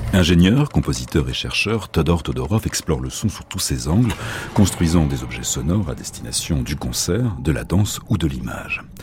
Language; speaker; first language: French; native; French